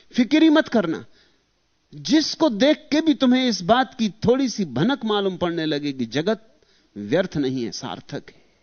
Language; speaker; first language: Hindi; native; Hindi